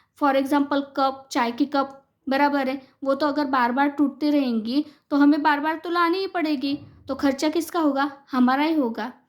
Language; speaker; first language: Hindi; non-native, local second language; Marathi